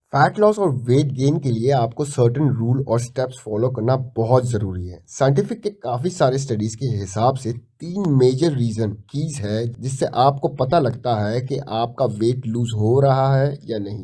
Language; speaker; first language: Hindi; native; Hindi